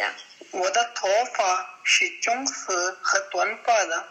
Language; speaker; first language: Chinese; non-native, learner; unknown